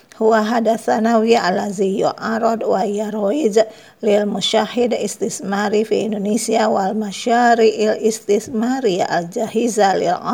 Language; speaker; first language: Arabic; non-native, fluent; Indonesian